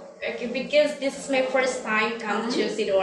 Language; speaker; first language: English; non-native, learner; Indonesian